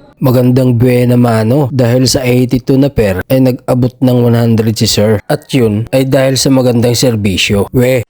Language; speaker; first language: Filipino; native; Filipino